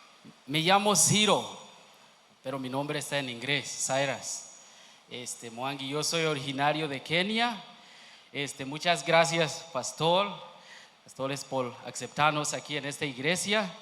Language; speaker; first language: Spanish; non-native, learner; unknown